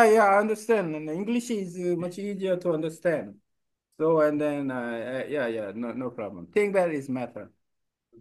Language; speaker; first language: English; non-native, learner; Korean